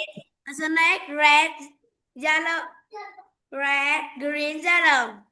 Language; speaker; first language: English; non-native, learner; Vietnamese